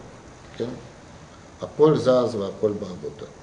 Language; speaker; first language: Hebrew; non-native, fluent; Russian